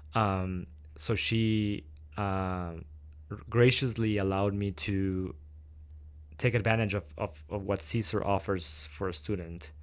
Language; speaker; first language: English; non-native, fluent; Spanish